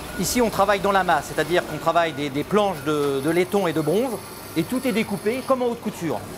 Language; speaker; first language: French; native; French